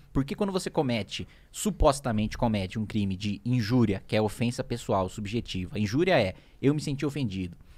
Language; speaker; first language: Portuguese; native; Portuguese